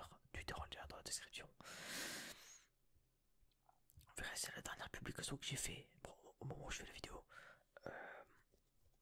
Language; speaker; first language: French; native; French